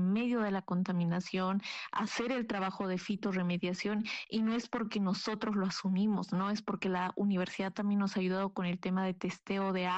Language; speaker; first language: Spanish; non-native, local second language; Aymara